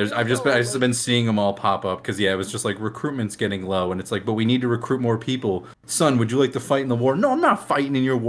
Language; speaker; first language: English; native; English